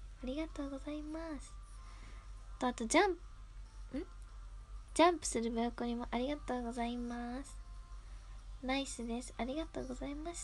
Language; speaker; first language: Japanese; native; Japanese